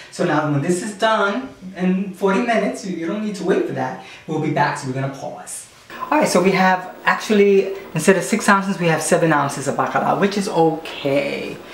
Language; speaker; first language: English; early bilingual, other home language; Spanish